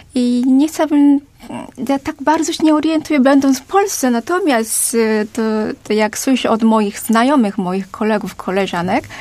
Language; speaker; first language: Polish; non-native, fluent; Korean